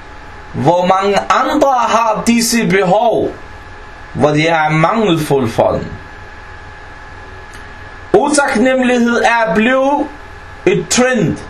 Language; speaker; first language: Danish; non-native, fluent; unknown